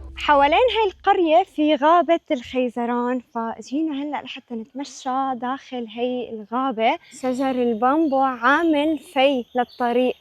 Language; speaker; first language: Arabic; native; Arabic